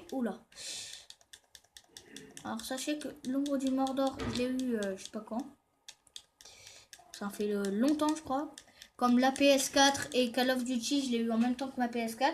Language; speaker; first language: French; native; French